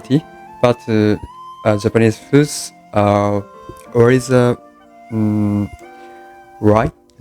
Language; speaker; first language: English; non-native, learner; Japanese